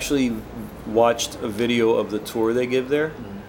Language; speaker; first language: English; early bilingual, other home language; Spanish